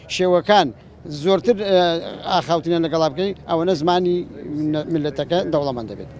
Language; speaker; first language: Central Kurdish; non-native, local second language; Gurani